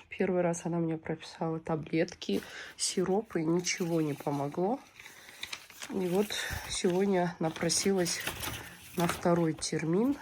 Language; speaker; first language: Russian; native; Russian